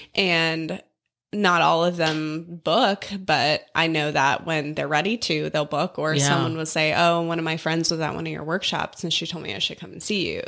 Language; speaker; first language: English; native; English